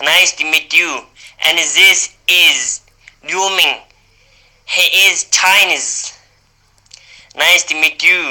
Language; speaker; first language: English; non-native, learner; Uyghur